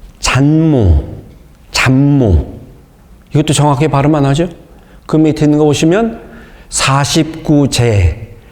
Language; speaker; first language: Korean; native; Korean